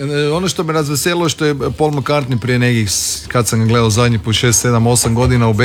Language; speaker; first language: Serbian; native; Serbian